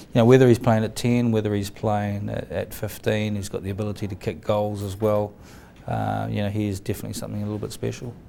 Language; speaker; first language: English; native; English